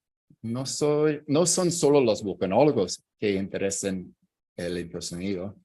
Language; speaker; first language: Spanish; non-native, fluent; English